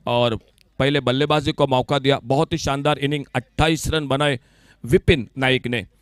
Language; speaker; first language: Hindi; non-native, local second language; Marathi